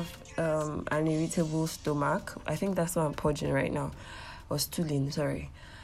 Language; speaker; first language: English; non-native, local second language; Yoruba